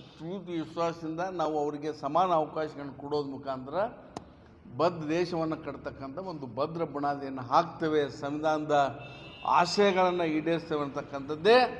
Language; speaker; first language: Kannada; native; Kannada